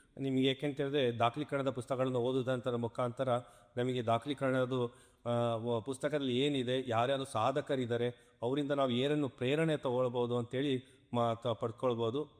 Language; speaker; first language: Kannada; non-native, local second language; Kodava